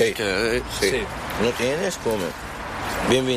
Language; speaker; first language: Spanish; non-native, learner; Arabic